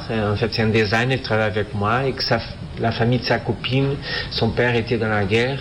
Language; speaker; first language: French; non-native, fluent; Portuguese